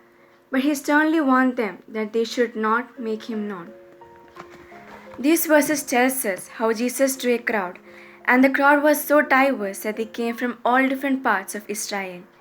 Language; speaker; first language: English; non-native, local second language; Malayalam